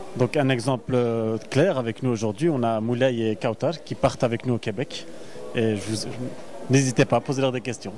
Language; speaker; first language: French; early bilingual, other home language; Arabic